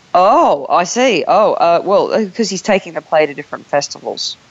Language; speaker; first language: English; native; English